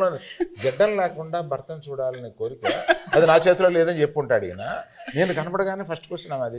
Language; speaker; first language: Telugu; native; Telugu